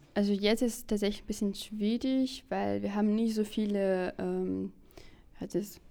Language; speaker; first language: German; non-native, fluent; Russian